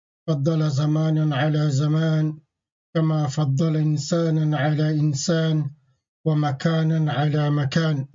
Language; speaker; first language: Arabic; non-native, fluent; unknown